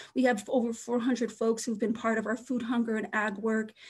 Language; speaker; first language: English; native; English